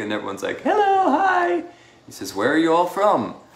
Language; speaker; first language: English; native; English